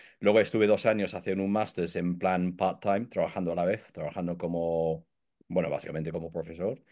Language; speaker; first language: Spanish; non-native, fluent; English